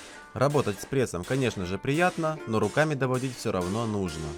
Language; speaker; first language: Russian; native; Russian